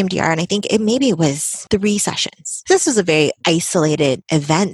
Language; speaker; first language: English; native; English